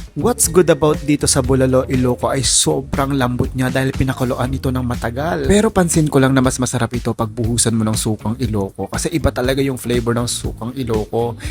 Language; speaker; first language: Filipino; non-native, local second language; Iloko